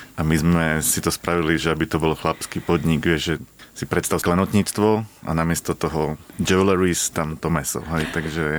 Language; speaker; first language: Slovak; native; Slovak